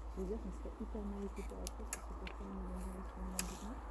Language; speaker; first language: French; native; French